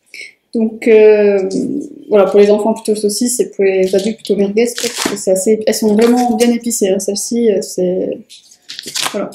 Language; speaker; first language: French; native; French